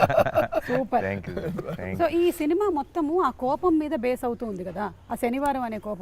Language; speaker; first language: Telugu; native; Telugu